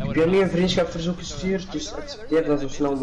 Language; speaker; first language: Dutch; native; Dutch